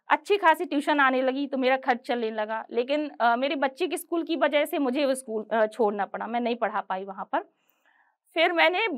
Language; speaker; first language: Hindi; native; Hindi